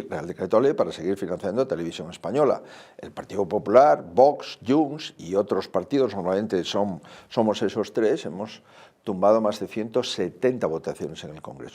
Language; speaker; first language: Spanish; native; Spanish